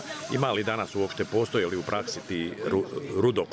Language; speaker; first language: Serbian; native; Serbian